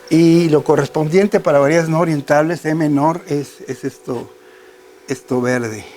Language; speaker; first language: Spanish; native; Spanish